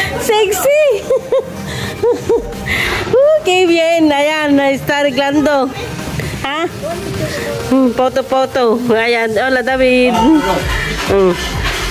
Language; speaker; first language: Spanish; non-native, learner; Filipino